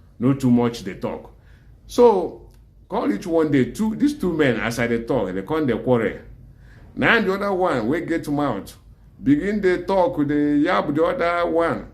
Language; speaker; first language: Nigerian Pidgin; non-native, local second language; Igbo